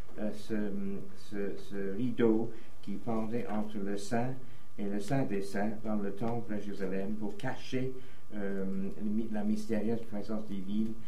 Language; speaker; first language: French; native; French